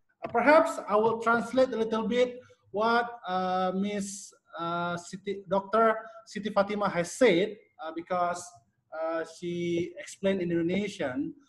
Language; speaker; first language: English; non-native, fluent; Indonesian